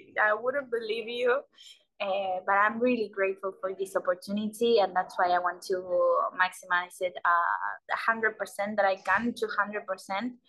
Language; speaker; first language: English; non-native, learner; Spanish